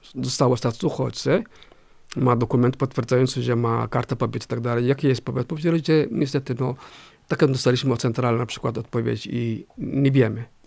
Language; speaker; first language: Polish; non-native, fluent; Somali